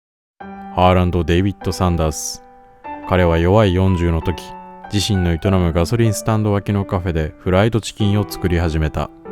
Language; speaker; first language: Japanese; native; Japanese